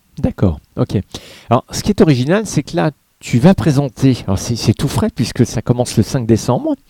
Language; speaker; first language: French; native; French